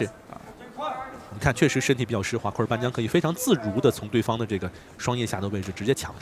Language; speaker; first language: Chinese; native; Chinese